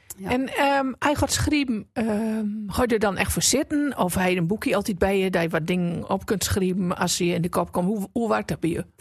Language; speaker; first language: Dutch; native; Dutch